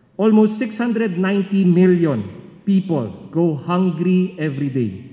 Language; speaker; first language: English; non-native, local second language; Filipino